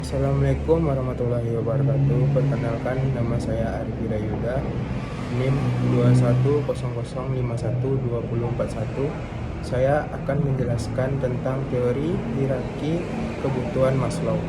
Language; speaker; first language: Indonesian; native; Indonesian